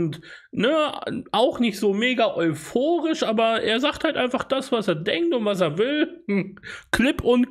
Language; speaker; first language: German; native; German